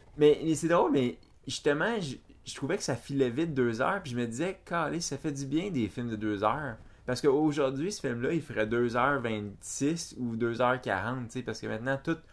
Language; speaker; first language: French; native; French